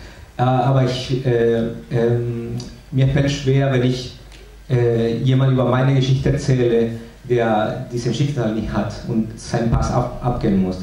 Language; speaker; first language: German; non-native, fluent; Spanish